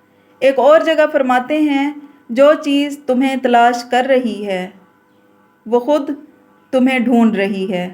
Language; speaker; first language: Urdu; native; Urdu